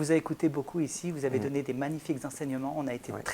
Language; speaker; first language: French; native; French